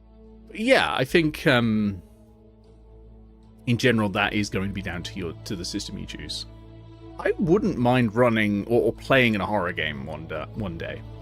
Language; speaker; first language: English; native; English